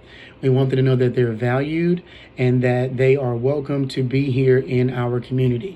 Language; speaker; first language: English; native; English